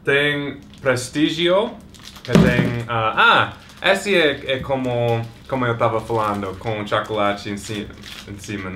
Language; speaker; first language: Portuguese; non-native, fluent; English